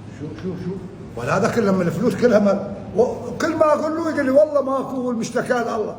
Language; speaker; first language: Arabic; native; Arabic